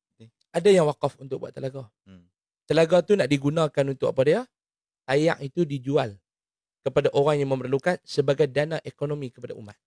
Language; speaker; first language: Malay; native; Malay